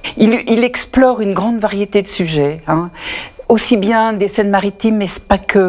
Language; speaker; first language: French; native; French